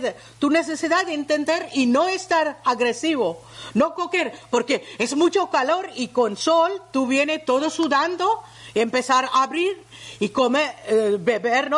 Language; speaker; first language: Spanish; non-native, learner; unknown